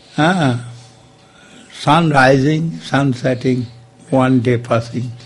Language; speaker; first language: English; non-native, local second language; Bangla